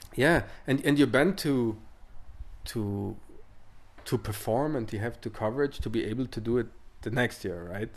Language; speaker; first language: English; non-native, fluent; Italian